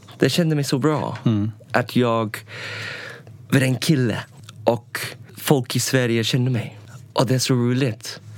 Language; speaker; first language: Swedish; non-native, learner; English